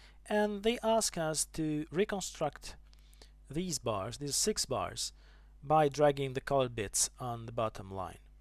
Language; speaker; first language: English; non-native, fluent; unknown